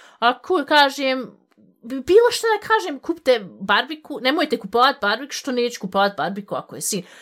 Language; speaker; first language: Bosnian; early bilingual, heritage; Bosnian